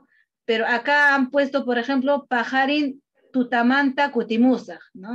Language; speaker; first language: Spanish; non-native, local second language; Quechua